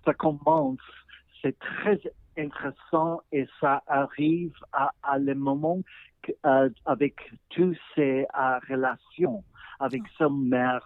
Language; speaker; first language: French; non-native, learner; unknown